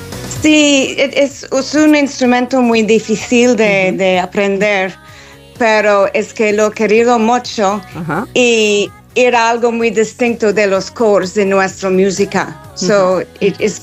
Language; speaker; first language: Spanish; non-native, fluent; English